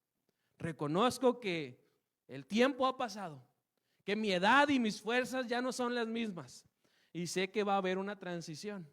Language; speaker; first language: Spanish; native; Spanish